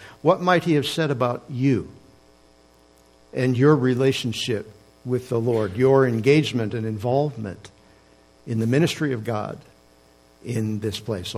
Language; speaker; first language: English; native; English